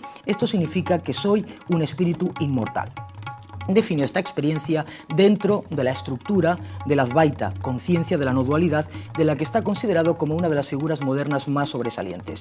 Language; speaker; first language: Spanish; native; Spanish